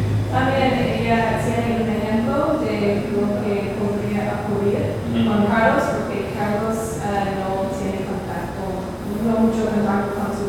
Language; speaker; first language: Spanish; non-native, learner; English